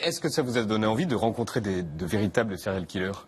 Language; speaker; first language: French; native; French